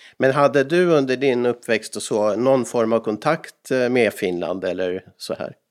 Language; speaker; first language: Swedish; native; Swedish